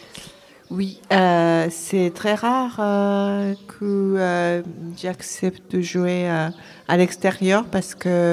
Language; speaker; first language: French; non-native, fluent; Japanese